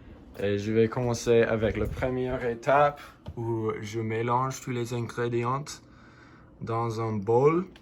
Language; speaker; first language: French; non-native, learner; English